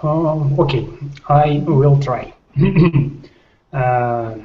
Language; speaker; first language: English; non-native, learner; Russian